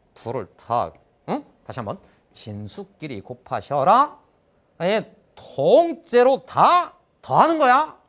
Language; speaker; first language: Korean; native; Korean